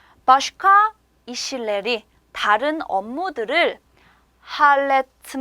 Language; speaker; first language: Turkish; non-native, fluent; Korean